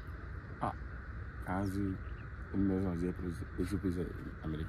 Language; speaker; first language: French; non-native, local second language; Wolof